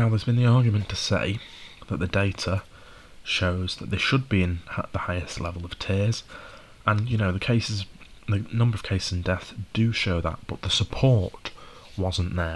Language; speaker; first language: English; native; English